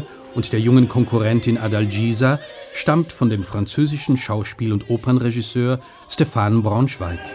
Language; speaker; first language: German; native; German